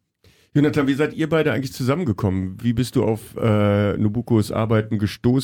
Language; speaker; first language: German; native; German